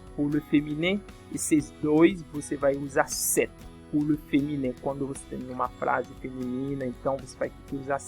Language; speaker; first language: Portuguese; non-native, fluent; French